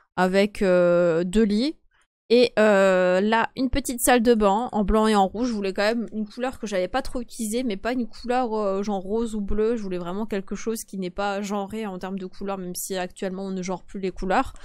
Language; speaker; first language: French; non-native, fluent; Polish